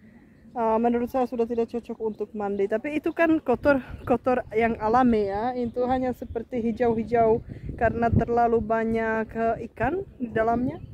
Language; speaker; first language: Indonesian; non-native, fluent; Czech